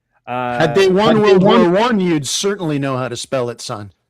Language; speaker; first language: English; native; English